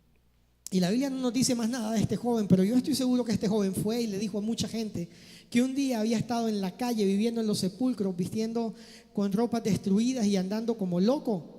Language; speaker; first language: Spanish; native; Spanish